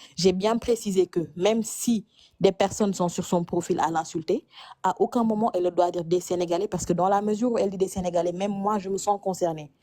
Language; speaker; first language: French; non-native, local second language; Wolof